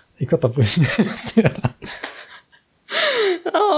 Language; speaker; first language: Polish; native; Polish